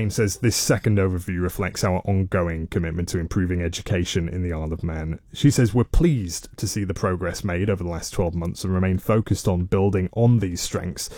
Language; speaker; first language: English; native; English